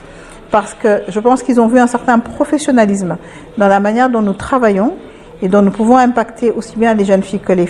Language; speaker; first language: French; non-native, local second language; Wolof